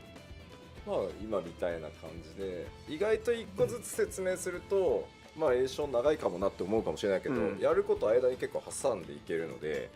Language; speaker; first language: Japanese; native; Japanese